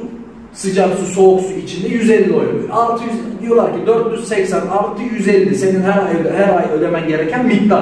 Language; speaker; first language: Turkish; native; Turkish